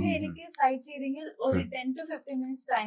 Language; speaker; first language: Malayalam; non-native, learner; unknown